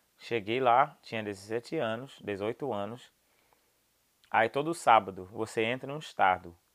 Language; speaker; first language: Portuguese; non-native, fluent; English